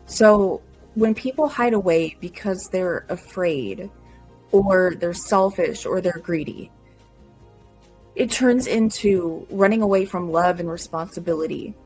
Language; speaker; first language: English; native; English